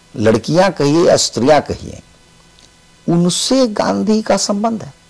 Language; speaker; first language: Hindi; native; Hindi